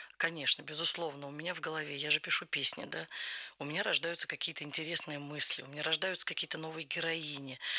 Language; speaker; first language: Russian; native; Russian